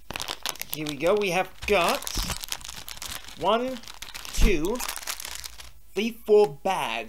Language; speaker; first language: English; native; English